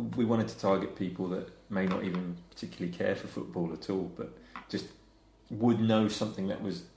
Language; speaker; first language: English; native; English